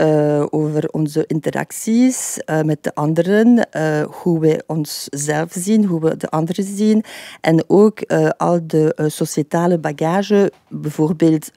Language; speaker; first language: Dutch; non-native, fluent; French